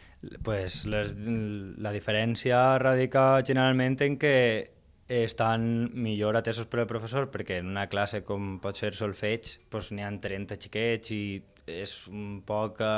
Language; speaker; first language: Catalan; native; Catalan